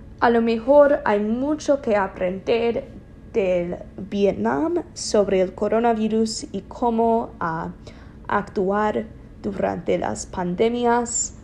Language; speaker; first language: Spanish; non-native, learner; English